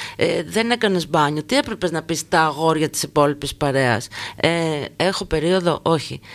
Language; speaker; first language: Greek; native; Greek